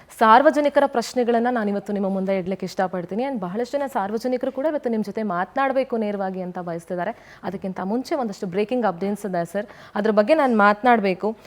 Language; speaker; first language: Kannada; native; Kannada